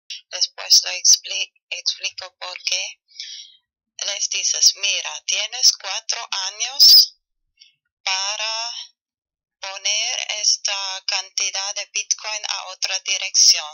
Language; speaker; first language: Spanish; non-native, fluent; German